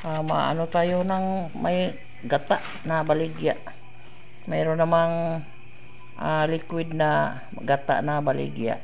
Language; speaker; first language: Filipino; non-native, local second language; Cebuano